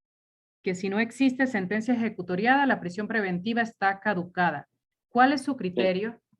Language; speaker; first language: Spanish; native; Spanish